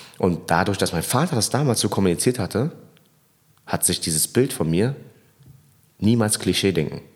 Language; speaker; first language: German; early bilingual, other home language; Vietnamese